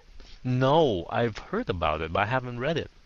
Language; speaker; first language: English; early bilingual, heritage; Vietnamese